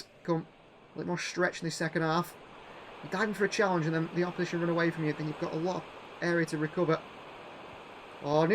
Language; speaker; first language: English; native; English